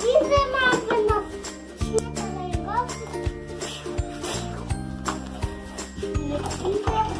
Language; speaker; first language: German; early bilingual, other home language; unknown